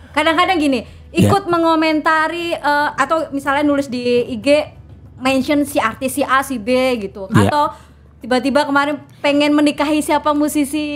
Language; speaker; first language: Indonesian; native; Indonesian